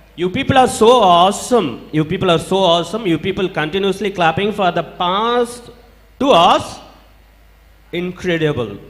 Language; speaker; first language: English; non-native, local second language; Tamil